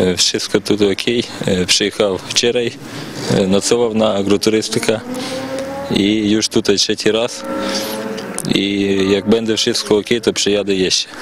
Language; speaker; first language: Polish; non-native, learner; Ukrainian